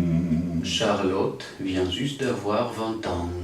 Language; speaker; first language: French; non-native, learner; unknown